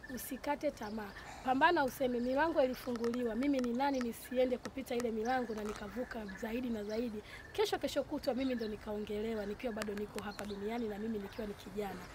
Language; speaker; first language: Swahili; native; Swahili